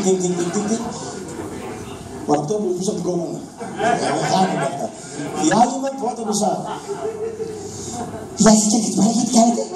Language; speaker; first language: Greek; native; Greek